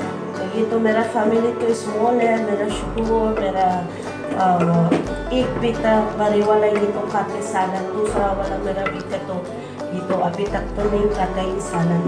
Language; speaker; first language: Hindi; non-native, learner; Filipino